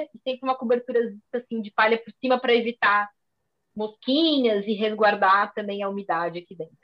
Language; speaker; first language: Portuguese; native; Portuguese